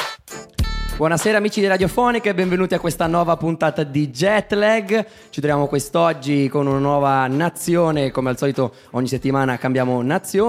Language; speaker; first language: Italian; native; Italian